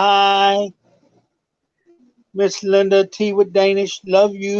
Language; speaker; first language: English; native; English